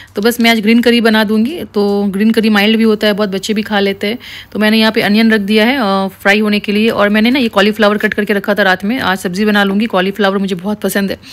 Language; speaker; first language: Hindi; native; Hindi